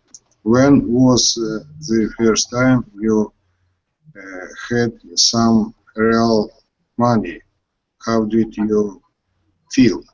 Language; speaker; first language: English; non-native, learner; Russian